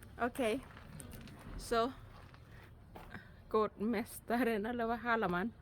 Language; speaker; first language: Swedish; non-native, learner; Thai